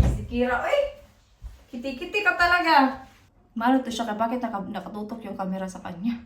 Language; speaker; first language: Filipino; non-native, local second language; Cebuano